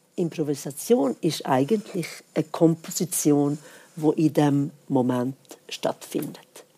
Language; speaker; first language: German; non-native, fluent; Swedish